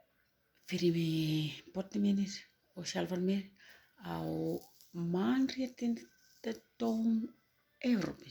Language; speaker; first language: Icelandic; non-native, learner; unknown